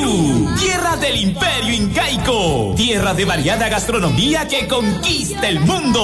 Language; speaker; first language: Spanish; native; Spanish